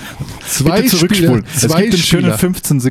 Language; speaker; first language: German; native; German